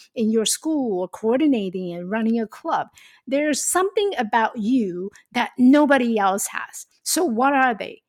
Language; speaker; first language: English; non-native, fluent; Chinese